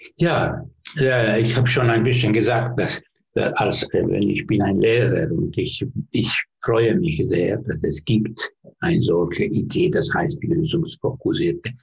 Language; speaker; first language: German; non-native, learner; Finnish